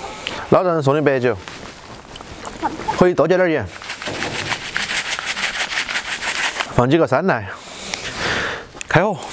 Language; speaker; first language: Chinese; native; Chinese